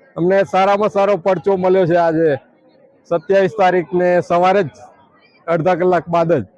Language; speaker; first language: Gujarati; native; Gujarati